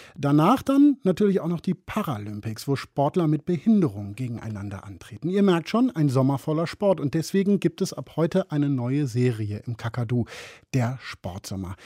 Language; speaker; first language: German; native; German